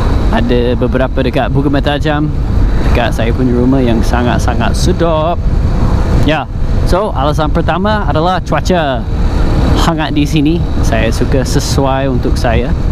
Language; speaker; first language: Malay; non-native, fluent; English